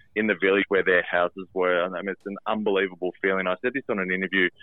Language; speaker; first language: English; early bilingual, other home language; Albanian